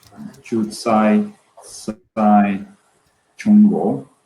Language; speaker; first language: Chinese; non-native, learner; Swedish